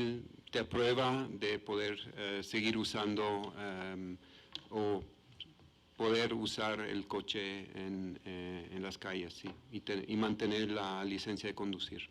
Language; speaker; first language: Spanish; non-native, fluent; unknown